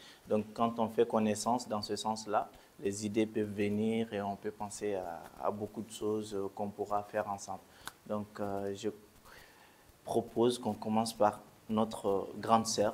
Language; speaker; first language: French; non-native, local second language; Bambara